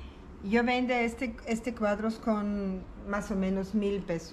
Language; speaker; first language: Spanish; non-native, learner; German